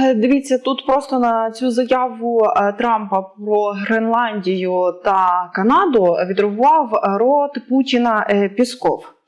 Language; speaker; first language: Ukrainian; native; Ukrainian